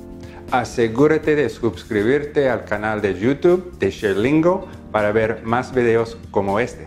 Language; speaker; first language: Spanish; non-native, fluent; English